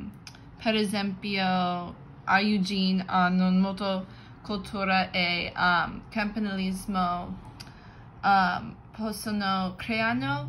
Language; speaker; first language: Italian; non-native, learner; English